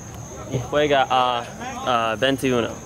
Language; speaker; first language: Spanish; non-native, learner; English